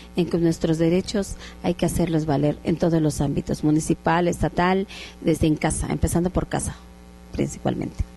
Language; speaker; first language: Spanish; native; Spanish